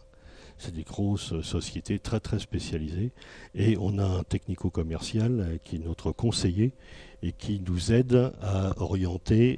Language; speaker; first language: French; native; French